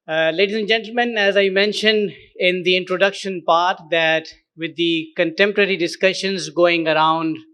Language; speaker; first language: English; non-native, local second language; Urdu